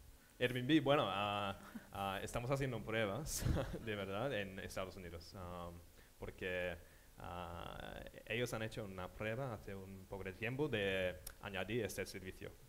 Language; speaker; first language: Spanish; non-native, fluent; English